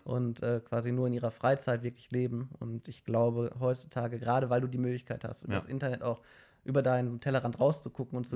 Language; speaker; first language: German; native; German